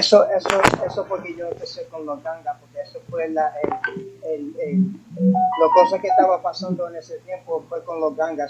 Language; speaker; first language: Spanish; early bilingual, heritage; English